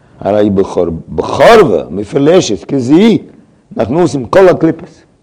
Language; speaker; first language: Hebrew; non-native, fluent; English